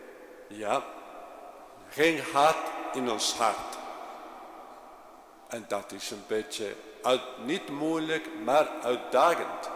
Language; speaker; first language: Dutch; non-native, fluent; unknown